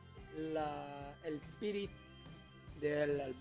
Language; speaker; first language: Spanish; non-native, learner; French